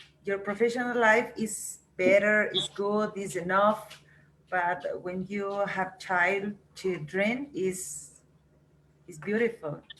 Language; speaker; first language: English; non-native, learner; Spanish